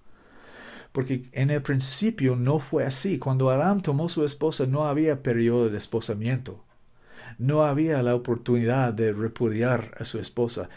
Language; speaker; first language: Spanish; non-native, learner; English